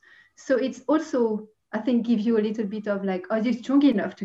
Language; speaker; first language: English; non-native, fluent; French